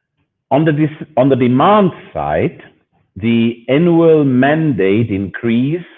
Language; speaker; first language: English; non-native, fluent; German